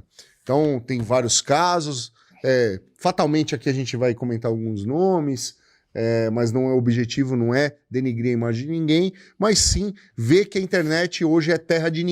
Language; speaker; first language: Portuguese; native; Portuguese